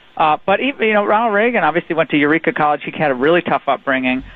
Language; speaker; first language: English; native; English